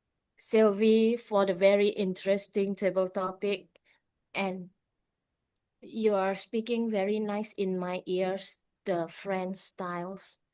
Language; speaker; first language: English; non-native, fluent; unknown